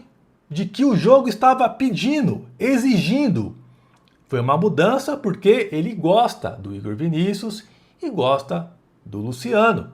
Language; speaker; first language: Portuguese; native; Portuguese